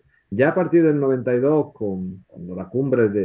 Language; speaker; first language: Spanish; native; Spanish